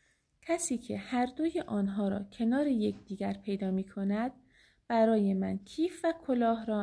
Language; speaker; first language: Persian; native; Persian